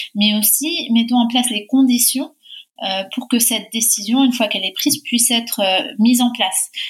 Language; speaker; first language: French; early bilingual, heritage; Spanish